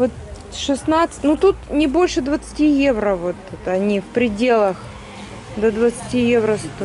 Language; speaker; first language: Russian; native; Russian